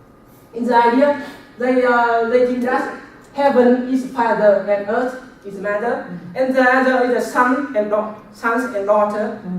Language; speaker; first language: English; non-native, learner; Vietnamese